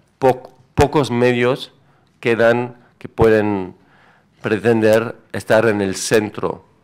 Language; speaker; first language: Spanish; non-native, fluent; French